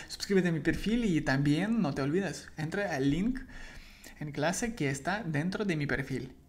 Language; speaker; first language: Spanish; non-native, learner; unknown